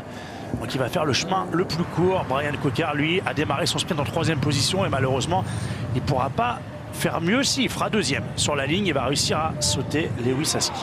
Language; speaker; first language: French; native; French